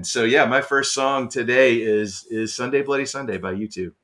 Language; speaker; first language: English; native; English